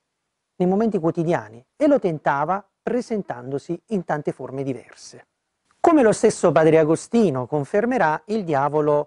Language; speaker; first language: Italian; native; Italian